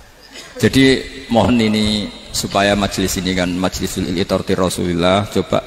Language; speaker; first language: Indonesian; non-native, local second language; Javanese